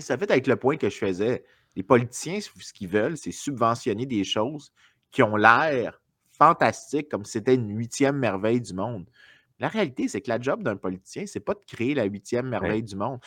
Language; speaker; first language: French; native; French